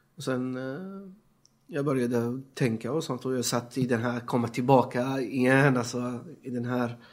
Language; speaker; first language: Swedish; non-native, fluent; Persian